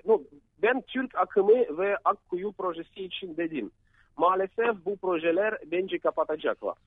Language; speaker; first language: Turkish; non-native, fluent; Russian